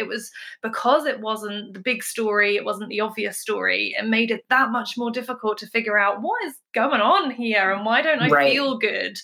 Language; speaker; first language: English; native; English